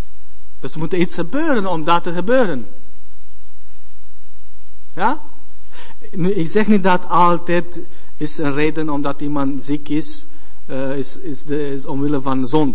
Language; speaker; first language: Dutch; non-native, learner; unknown